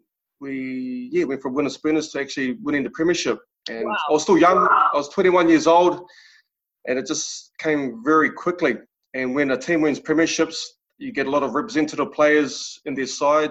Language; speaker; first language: English; native; English